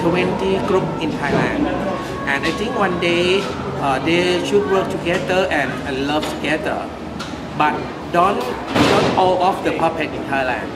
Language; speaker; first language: English; non-native, learner; Thai